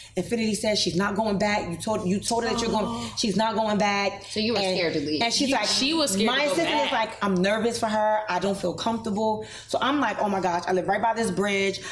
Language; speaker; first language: English; native; English